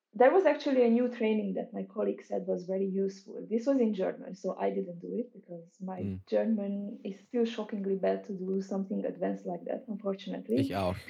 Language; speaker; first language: English; non-native, fluent; Hungarian